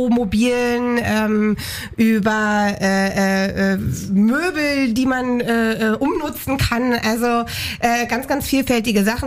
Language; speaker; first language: German; native; German